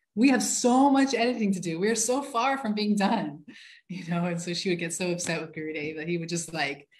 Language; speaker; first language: English; native; English